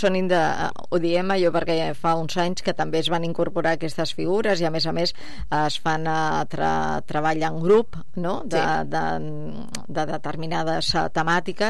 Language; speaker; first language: Catalan; native; Catalan